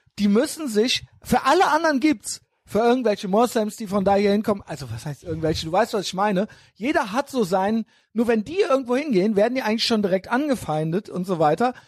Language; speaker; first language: German; native; German